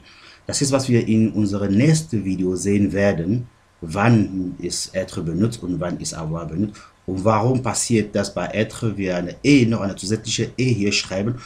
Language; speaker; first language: German; non-native, fluent; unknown